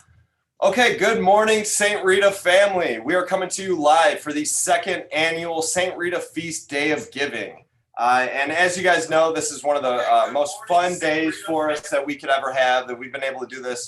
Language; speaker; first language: English; native; English